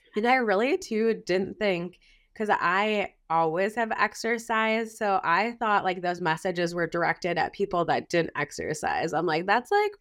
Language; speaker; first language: English; native; English